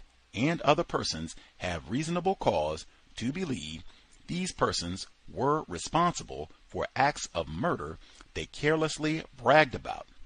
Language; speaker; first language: English; native; English